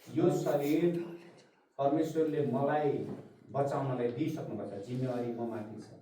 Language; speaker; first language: Nepali; non-native, local second language; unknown